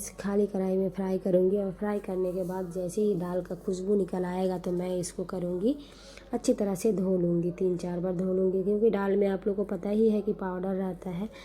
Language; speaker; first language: Hindi; non-native, local second language; Bangla